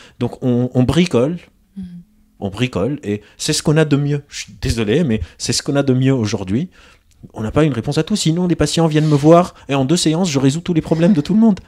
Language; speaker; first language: French; non-native, local second language; Arabic